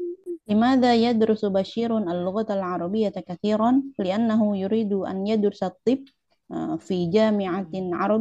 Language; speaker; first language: Arabic; non-native, learner; Indonesian